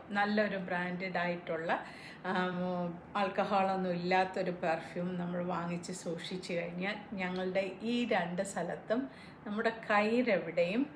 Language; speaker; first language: Malayalam; native; Malayalam